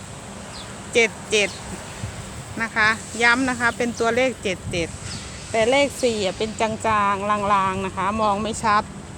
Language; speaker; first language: Thai; non-native, local second language; Northeastern Thai